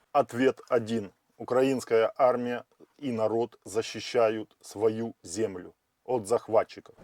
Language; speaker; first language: Russian; non-native, local second language; Ukrainian